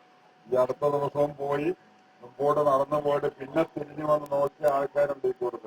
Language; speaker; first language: Malayalam; native; Malayalam